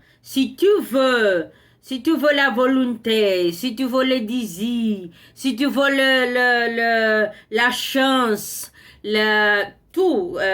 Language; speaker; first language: French; non-native, learner; Portuguese